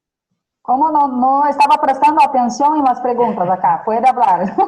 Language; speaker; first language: Spanish; non-native, fluent; Portuguese